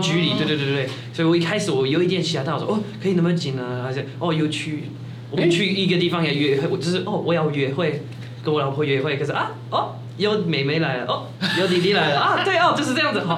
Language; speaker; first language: Chinese; non-native, fluent; French